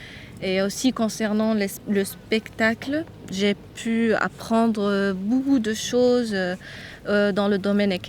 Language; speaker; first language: French; non-native, local second language; Arabic